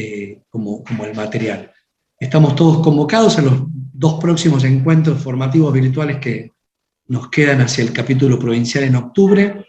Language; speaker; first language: Spanish; native; Spanish